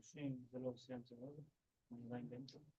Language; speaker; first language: Hebrew; non-native, learner; Spanish